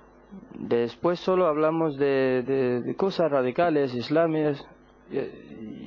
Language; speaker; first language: Spanish; non-native, learner; Arabic